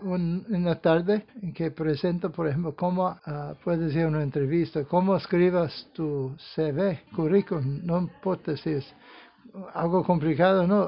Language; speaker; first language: Spanish; non-native, fluent; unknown